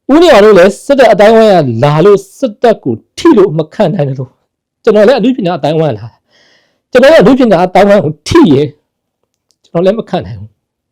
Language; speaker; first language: Burmese; native; Burmese